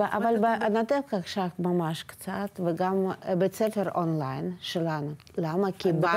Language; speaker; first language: Hebrew; non-native, fluent; Russian